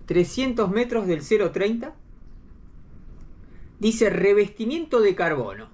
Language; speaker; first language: Spanish; native; Spanish